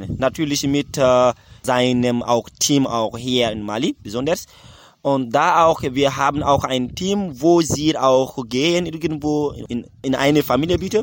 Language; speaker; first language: German; non-native, learner; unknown